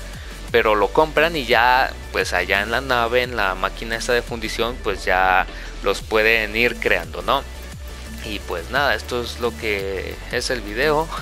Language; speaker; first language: Spanish; native; Spanish